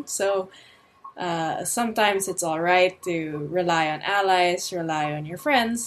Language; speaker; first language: English; non-native, local second language; Filipino